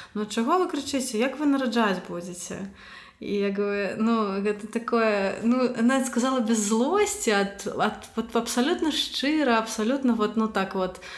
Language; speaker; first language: Belarusian; non-native, local second language; Russian